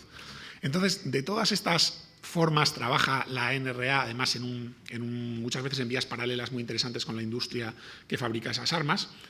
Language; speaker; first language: Spanish; native; Spanish